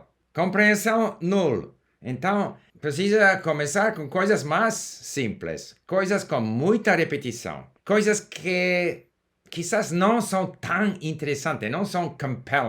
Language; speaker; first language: Portuguese; non-native, learner; English